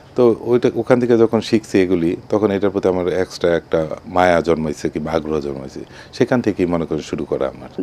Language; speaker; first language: Bangla; native; Bangla